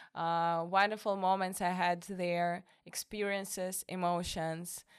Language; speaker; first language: English; non-native, fluent; Russian